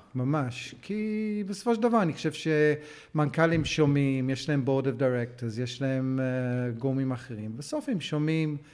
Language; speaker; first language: Hebrew; non-native, fluent; English